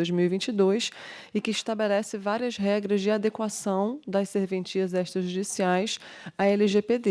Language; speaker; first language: Portuguese; native; Portuguese